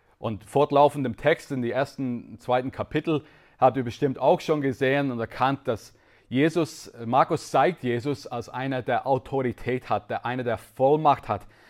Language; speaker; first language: German; non-native, fluent; English